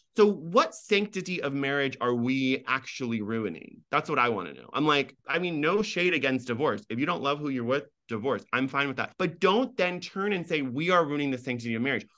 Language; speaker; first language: English; early bilingual, other home language; Persian